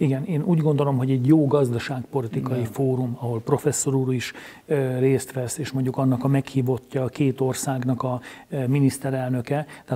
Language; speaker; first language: Hungarian; native; Hungarian